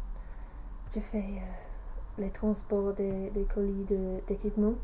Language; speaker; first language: French; non-native, learner; English